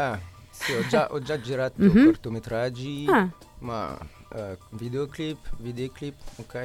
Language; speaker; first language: Italian; non-native, learner; French